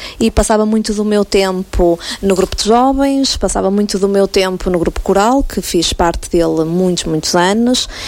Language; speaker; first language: Portuguese; native; Portuguese